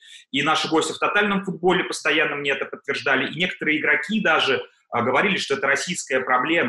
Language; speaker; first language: Russian; native; Russian